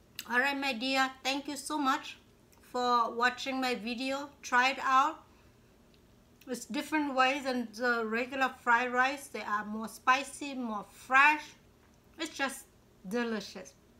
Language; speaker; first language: English; non-native, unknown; Vietnamese